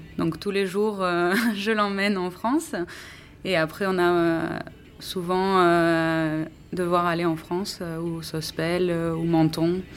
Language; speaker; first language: French; early bilingual, heritage; French